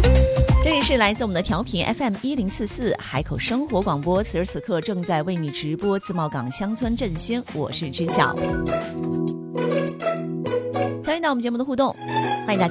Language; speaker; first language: Chinese; native; Chinese